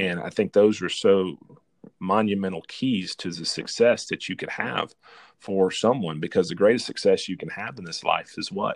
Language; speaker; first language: English; native; English